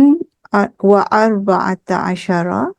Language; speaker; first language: Arabic; non-native, learner; Malay